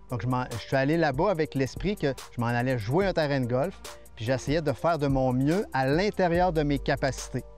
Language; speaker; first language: French; native; French